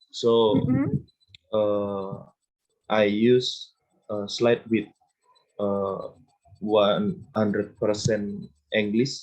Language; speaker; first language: English; non-native, learner; Indonesian